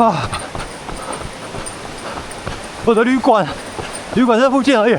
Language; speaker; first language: Chinese; native; Chinese